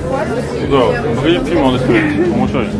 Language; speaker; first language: Japanese; non-native, fluent; French